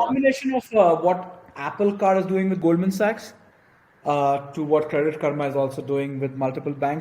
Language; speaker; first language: English; non-native, local second language; Gujarati